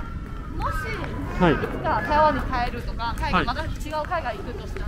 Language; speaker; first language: Japanese; non-native, fluent; Chinese